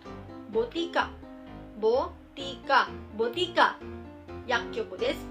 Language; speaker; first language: Japanese; non-native, fluent; Filipino